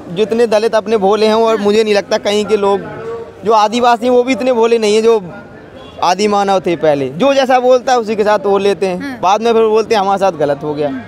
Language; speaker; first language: Hindi; native; Hindi